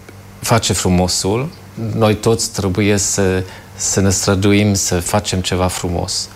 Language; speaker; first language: Romanian; non-native, fluent; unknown